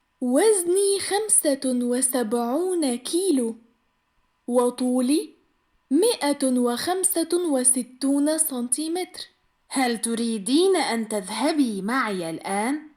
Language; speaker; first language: Arabic; non-native, fluent; Turkish